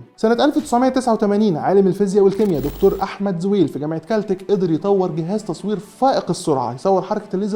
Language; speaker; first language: Arabic; native; Arabic